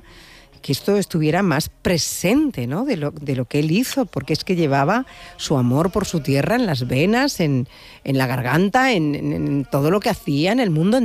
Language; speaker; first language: Spanish; native; Spanish